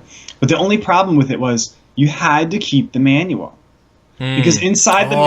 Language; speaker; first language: English; native; English